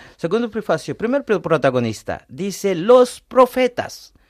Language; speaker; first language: Spanish; non-native, fluent; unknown